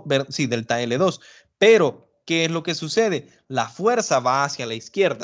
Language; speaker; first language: Spanish; native; Spanish